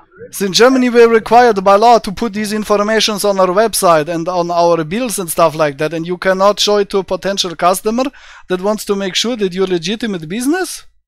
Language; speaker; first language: English; non-native, fluent; German